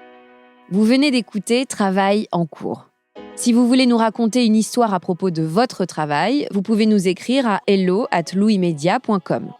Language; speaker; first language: French; native; French